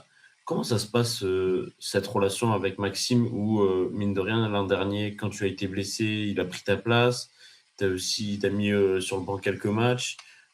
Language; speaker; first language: French; native; French